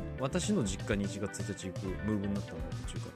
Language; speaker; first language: Japanese; native; Japanese